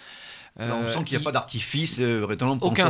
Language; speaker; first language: French; native; French